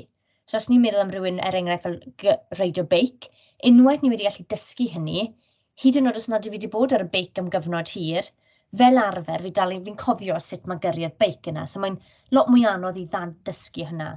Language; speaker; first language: Welsh; native; Welsh